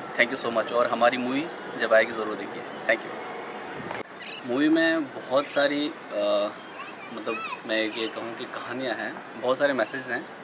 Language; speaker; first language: Hindi; non-native, local second language; Kashmiri